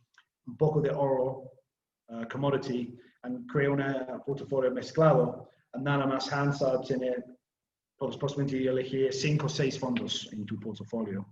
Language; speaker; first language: Spanish; non-native, learner; English